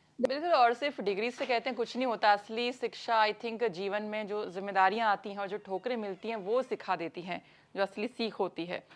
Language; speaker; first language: Hindi; native; Hindi